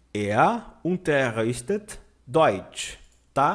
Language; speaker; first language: German; non-native, fluent; Portuguese